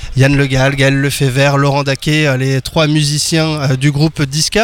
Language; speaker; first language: French; native; French